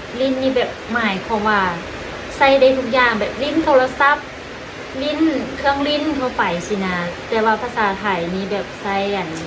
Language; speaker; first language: Thai; non-native, learner; Lao